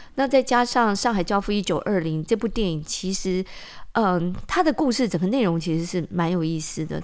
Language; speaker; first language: Chinese; native; Chinese